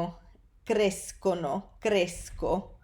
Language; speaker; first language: Italian; non-native, fluent; English